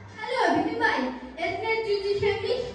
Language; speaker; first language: German; non-native, learner; Kyrgyz